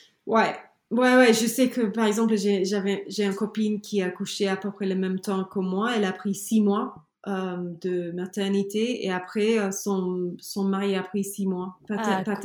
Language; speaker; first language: French; non-native, learner; English